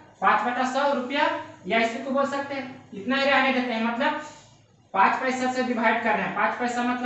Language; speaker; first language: Hindi; native; Hindi